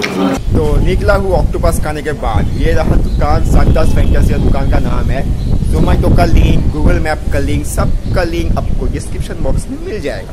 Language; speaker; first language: Hindi; non-native, local second language; Bangla